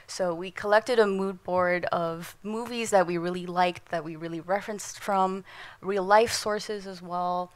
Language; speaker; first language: English; non-native, fluent; Indonesian